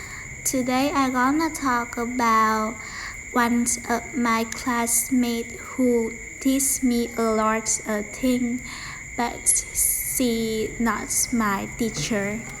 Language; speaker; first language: English; non-native, learner; Vietnamese